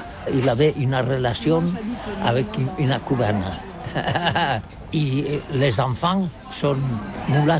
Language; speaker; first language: French; non-native, learner; Catalan